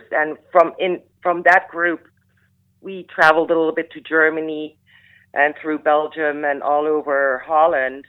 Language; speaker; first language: English; non-native, fluent; Dutch